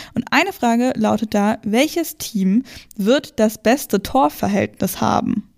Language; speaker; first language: German; native; German